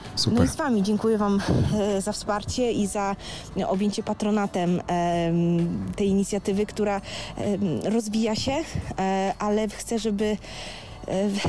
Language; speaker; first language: Polish; early bilingual, other home language; Italian